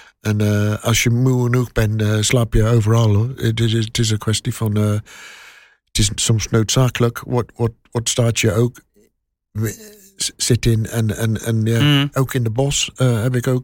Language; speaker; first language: Dutch; non-native, learner; English